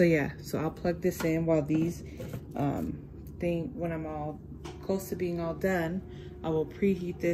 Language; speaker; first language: English; native; English